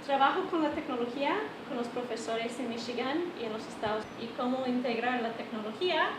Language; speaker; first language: Spanish; non-native, fluent; English